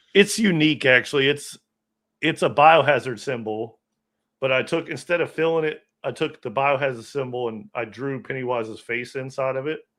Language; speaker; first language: English; native; English